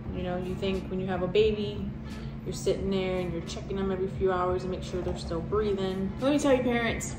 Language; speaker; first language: English; native; English